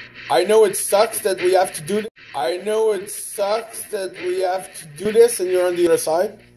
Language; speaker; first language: English; early bilingual, other home language; French